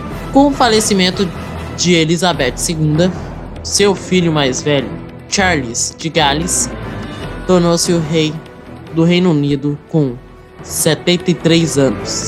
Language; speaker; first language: Portuguese; native; Portuguese